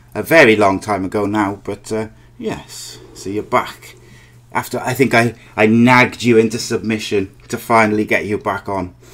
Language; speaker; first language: English; native; English